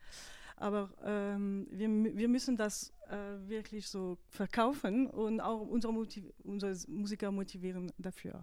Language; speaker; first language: German; non-native, fluent; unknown